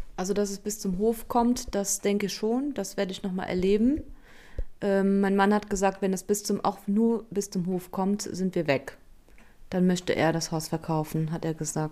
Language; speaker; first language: German; native; German